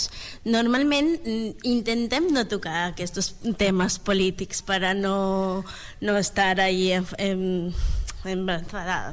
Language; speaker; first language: Catalan; non-native, learner; Spanish